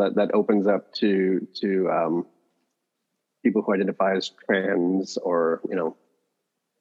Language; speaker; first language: English; native; English